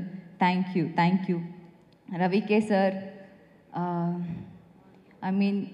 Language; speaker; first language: Telugu; non-native, fluent; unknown